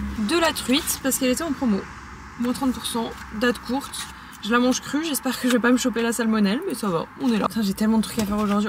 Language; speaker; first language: French; native; French